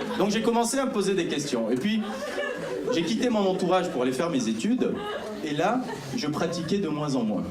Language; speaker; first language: French; early bilingual, other home language; Arabic